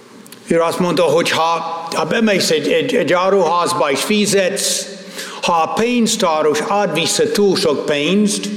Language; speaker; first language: Hungarian; non-native, fluent; English